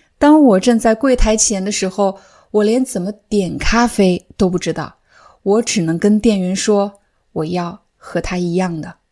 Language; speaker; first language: Chinese; native; Chinese